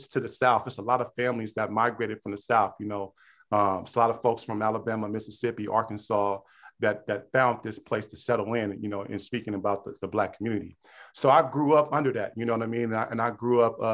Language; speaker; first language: English; native; English